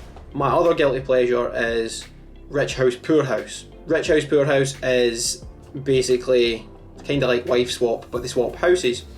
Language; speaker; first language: English; native; English